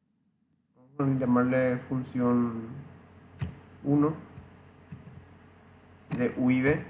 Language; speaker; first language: Spanish; native; Spanish